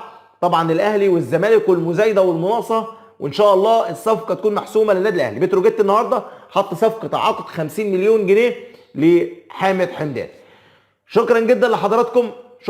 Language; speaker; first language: Arabic; native; Arabic